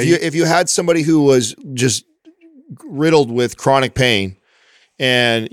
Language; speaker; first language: English; native; English